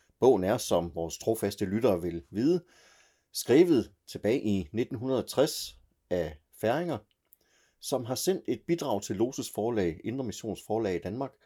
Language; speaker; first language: Danish; native; Danish